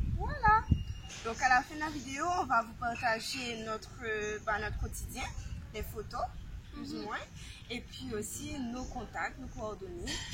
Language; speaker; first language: French; non-native, local second language; Haitian Creole